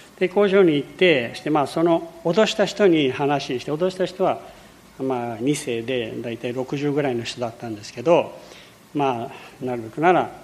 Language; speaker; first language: Japanese; early bilingual, heritage; Portuguese